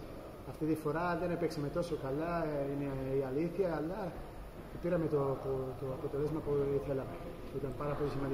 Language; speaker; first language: Greek; non-native, fluent; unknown